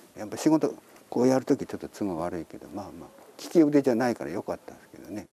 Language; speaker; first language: Japanese; native; Japanese